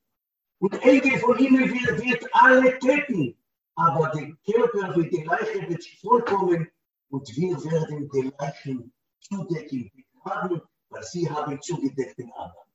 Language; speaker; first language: German; non-native, learner; Hebrew